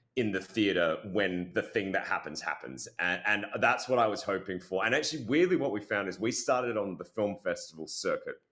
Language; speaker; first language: English; native; English